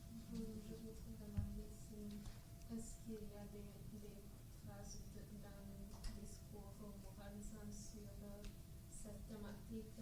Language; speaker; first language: French; non-native, fluent; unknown